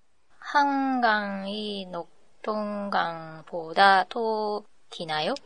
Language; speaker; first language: Korean; non-native, learner; Japanese